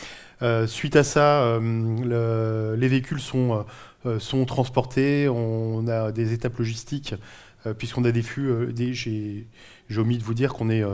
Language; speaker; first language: French; native; French